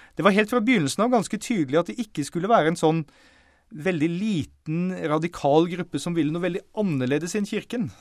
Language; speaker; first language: Norwegian; native; Norwegian